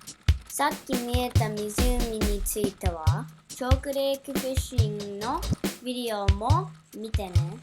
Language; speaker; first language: Japanese; early bilingual, heritage; Japanese